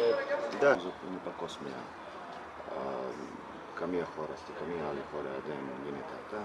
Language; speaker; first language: Greek; non-native, fluent; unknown